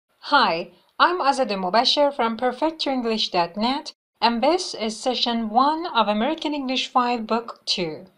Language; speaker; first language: English; non-native, fluent; Persian